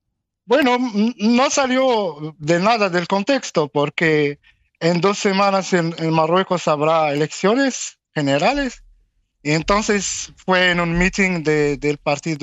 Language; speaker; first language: Spanish; non-native, fluent; Arabic